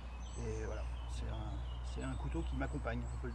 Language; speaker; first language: French; native; French